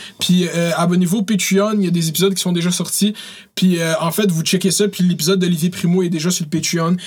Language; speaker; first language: French; early bilingual, other home language; Arabic